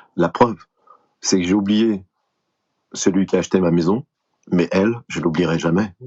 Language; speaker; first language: French; native; French